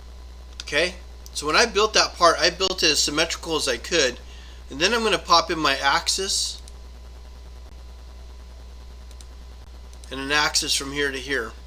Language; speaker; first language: English; native; English